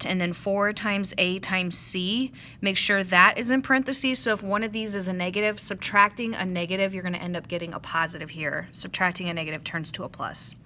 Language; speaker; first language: English; native; English